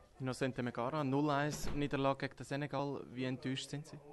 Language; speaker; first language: German; native; German